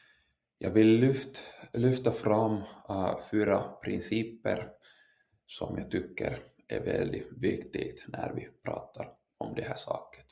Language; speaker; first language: Swedish; non-native, local second language; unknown